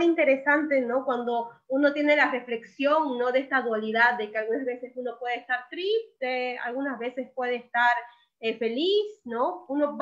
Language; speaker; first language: Spanish; native; Spanish